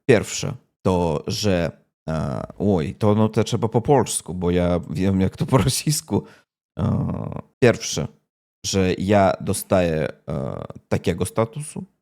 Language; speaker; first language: Polish; non-native, learner; Russian